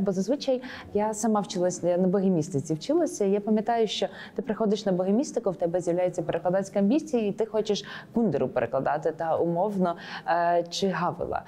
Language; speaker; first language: Ukrainian; native; Ukrainian